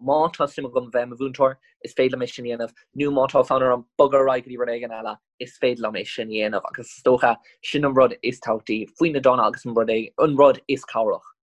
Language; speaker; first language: Irish; non-native, local second language; English